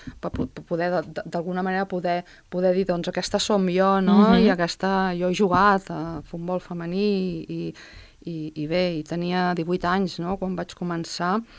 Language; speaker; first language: Catalan; native; Catalan